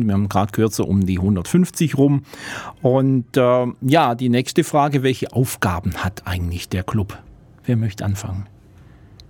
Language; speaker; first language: German; native; German